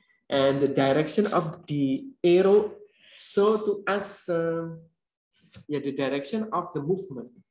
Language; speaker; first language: English; non-native, learner; Indonesian